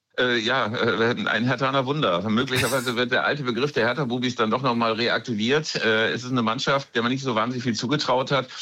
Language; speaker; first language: German; native; German